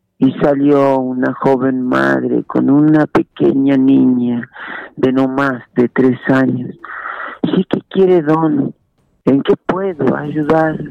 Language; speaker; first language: Spanish; native; Spanish